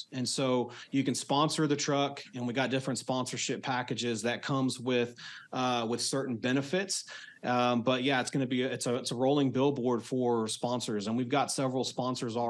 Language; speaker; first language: English; native; English